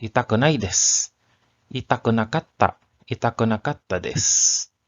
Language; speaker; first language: Japanese; non-native, learner; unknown